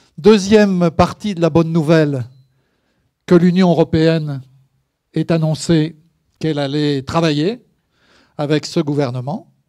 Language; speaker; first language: French; native; French